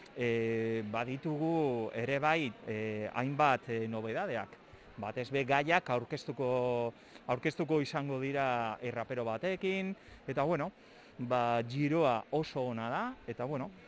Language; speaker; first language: Basque; non-native, local second language; Spanish